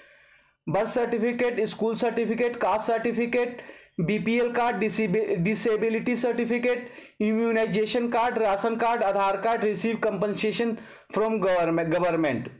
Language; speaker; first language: English; non-native, local second language; Hindi